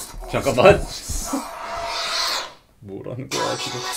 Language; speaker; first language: Korean; non-native, fluent; English